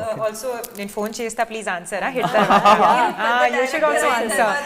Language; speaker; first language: Telugu; non-native, learner; Punjabi